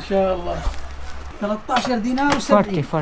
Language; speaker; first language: Arabic; native; Arabic